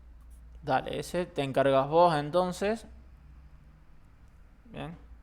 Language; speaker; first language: Spanish; native; Spanish